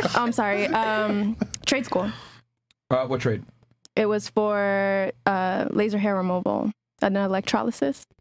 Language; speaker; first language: English; native; English